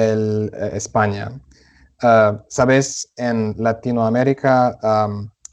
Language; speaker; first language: Spanish; non-native, learner; German